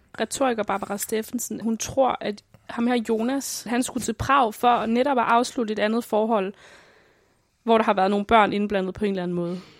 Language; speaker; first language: Danish; native; Danish